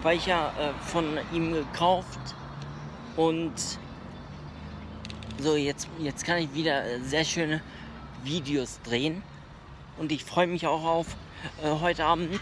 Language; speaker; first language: German; early bilingual, other home language; Turkish